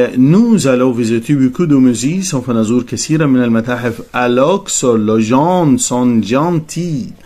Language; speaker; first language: French; non-native, fluent; Arabic